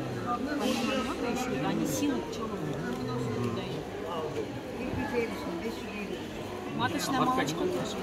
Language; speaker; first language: Russian; native; Russian